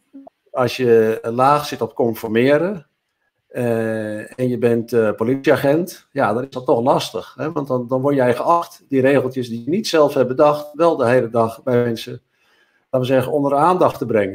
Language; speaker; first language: Dutch; native; Dutch